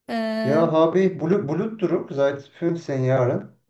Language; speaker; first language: German; non-native, learner; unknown